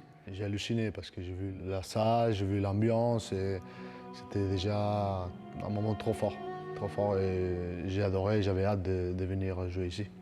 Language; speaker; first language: French; non-native, fluent; Spanish